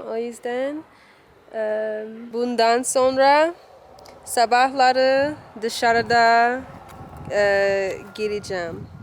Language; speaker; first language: Turkish; non-native, learner; English